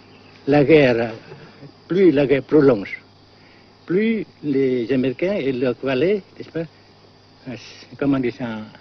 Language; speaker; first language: French; non-native, local second language; Vietnamese